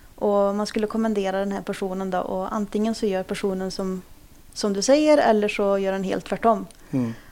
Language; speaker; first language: Swedish; early bilingual, other home language; Kurdish